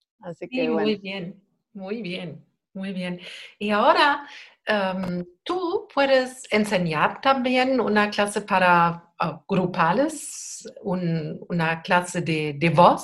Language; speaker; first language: Spanish; non-native, learner; German